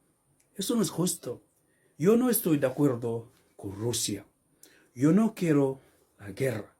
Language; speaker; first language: Spanish; non-native, learner; Fula